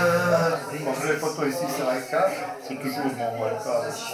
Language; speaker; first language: French; non-native, fluent; Bosnian